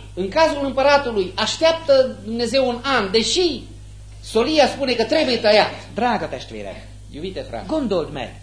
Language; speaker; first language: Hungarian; native; Hungarian